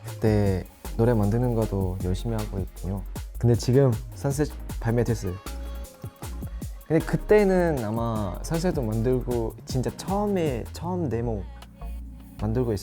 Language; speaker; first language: Korean; non-native, local second language; Thai